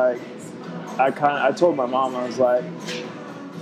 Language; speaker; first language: English; native; English